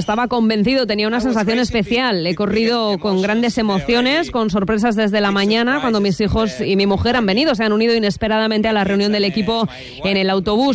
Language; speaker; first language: Spanish; native; Spanish